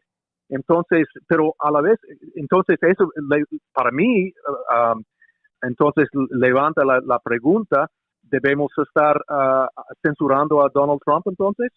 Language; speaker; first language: Spanish; non-native, fluent; English